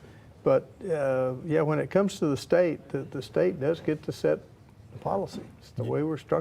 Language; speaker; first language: English; native; English